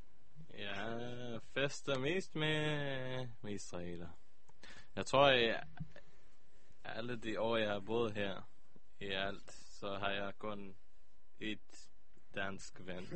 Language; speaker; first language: Danish; early bilingual, heritage; Hebrew